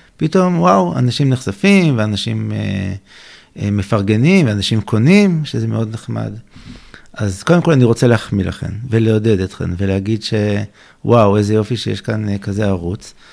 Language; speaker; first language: Hebrew; native; Hebrew